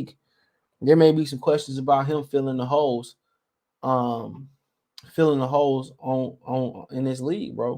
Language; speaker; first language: English; native; English